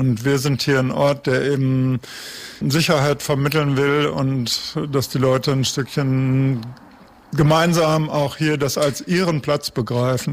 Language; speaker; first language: German; native; German